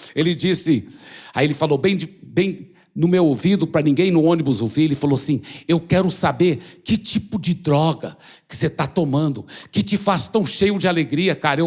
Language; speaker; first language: Portuguese; early bilingual, other home language; English